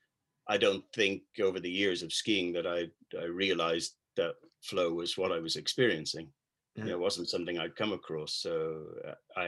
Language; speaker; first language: English; native; English